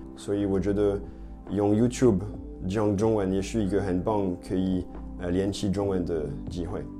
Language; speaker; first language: Chinese; non-native, fluent; French